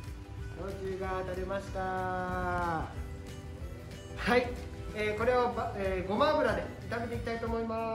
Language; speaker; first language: Japanese; native; Japanese